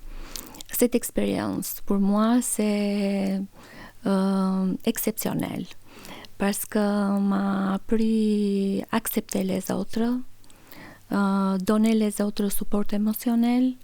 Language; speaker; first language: French; non-native, learner; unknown